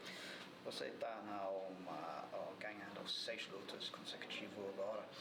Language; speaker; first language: Portuguese; non-native, learner; English